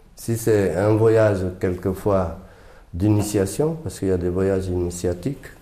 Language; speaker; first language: French; non-native, local second language; Fula